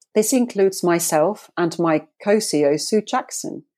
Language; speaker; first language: English; non-native, fluent; Finnish